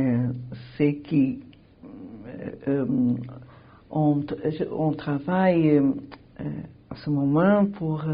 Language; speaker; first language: French; non-native, learner; Portuguese